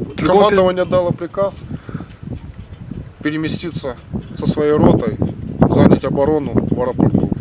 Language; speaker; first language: Russian; native; Russian